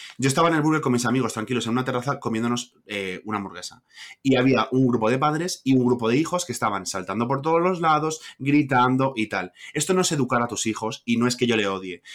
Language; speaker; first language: Spanish; native; Spanish